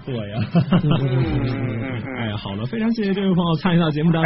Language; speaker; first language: Chinese; native; Chinese